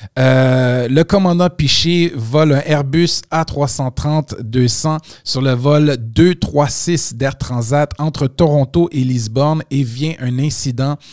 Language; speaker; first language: French; native; French